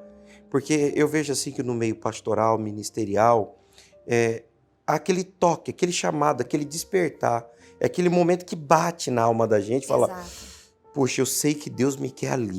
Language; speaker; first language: Portuguese; native; Portuguese